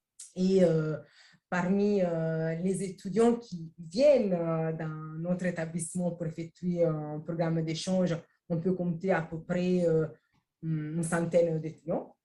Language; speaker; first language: French; non-native, fluent; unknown